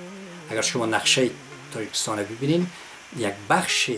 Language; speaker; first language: Persian; native; Persian